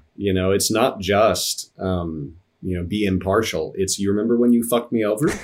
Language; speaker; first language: English; native; English